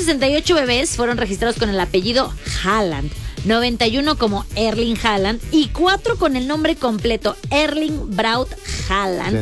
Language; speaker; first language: Spanish; native; Spanish